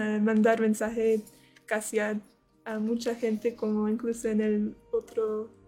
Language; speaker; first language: Spanish; non-native, learner; English